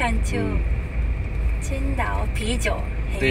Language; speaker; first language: Chinese; non-native, learner; Japanese